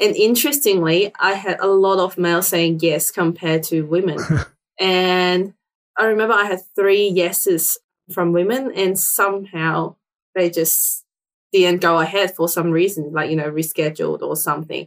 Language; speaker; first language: English; non-native, local second language; Cantonese